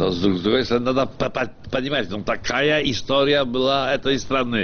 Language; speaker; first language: Russian; non-native, fluent; Polish